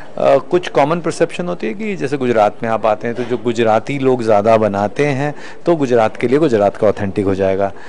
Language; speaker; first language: Hindi; native; Hindi